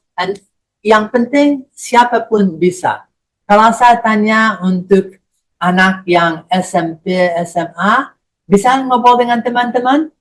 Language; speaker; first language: Indonesian; non-native, fluent; English